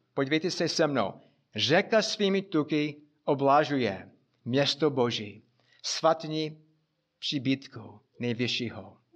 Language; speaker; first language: Czech; non-native, fluent; English